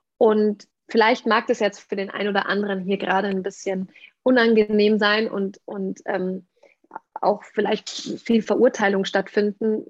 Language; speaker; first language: German; native; German